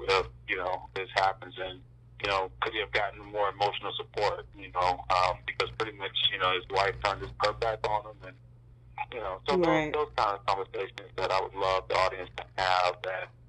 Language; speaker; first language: English; native; English